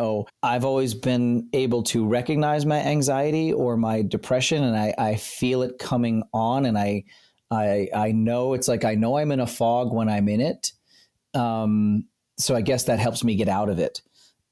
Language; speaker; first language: English; native; English